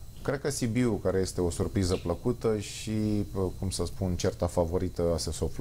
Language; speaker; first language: Romanian; native; Romanian